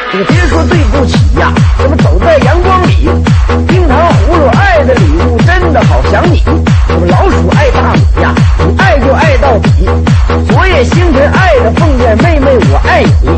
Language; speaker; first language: Chinese; native; Chinese